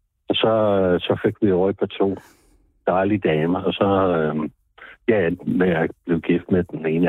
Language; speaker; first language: Danish; non-native, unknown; English